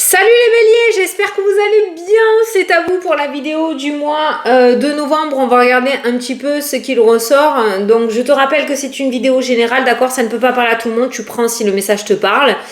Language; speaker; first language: French; native; French